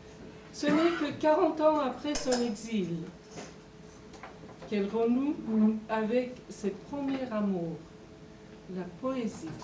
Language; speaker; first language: French; non-native, fluent; Persian